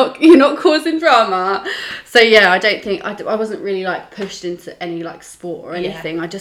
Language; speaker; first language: English; native; English